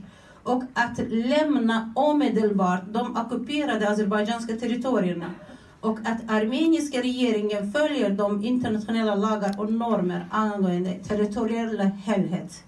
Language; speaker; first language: Swedish; non-native, fluent; Azerbaijani